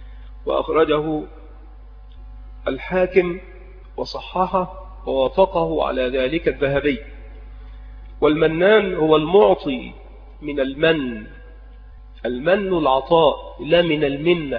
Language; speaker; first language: Arabic; native; Arabic